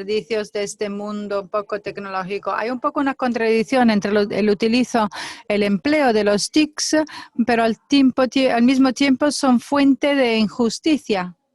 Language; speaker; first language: Spanish; non-native, fluent; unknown